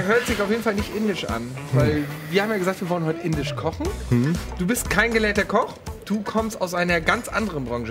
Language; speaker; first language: German; native; German